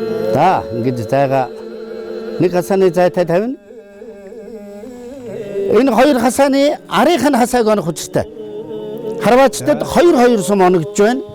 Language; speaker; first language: Mongolian; native; Mongolian